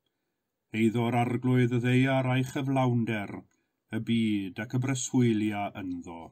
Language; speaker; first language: Welsh; native; Welsh